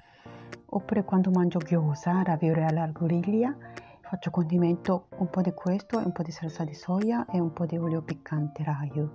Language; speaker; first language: Italian; non-native, learner; Japanese